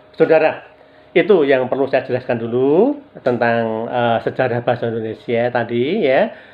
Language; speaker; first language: Indonesian; non-native, local second language; Javanese